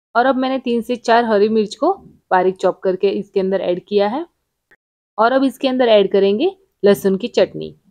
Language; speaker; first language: Hindi; non-native, local second language; Gujarati